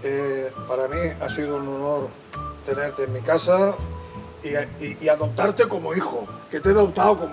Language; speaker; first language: Spanish; native; Spanish